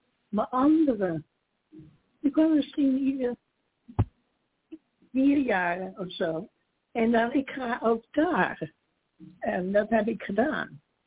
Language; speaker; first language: Dutch; early bilingual, heritage; Dutch